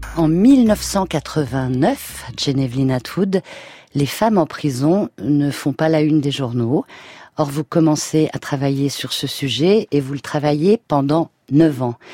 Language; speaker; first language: French; native; French